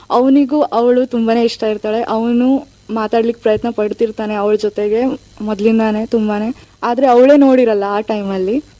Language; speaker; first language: Kannada; native; Kannada